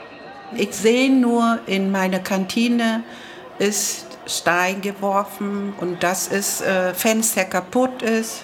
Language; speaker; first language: German; non-native, learner; Vietnamese